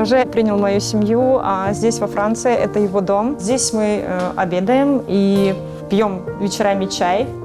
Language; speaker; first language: Russian; native; Russian